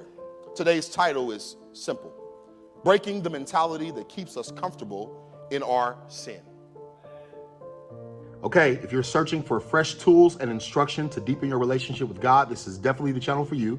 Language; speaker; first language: English; native; English